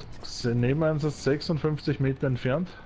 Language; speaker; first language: German; native; German